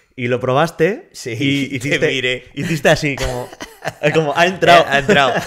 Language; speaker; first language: Spanish; native; Spanish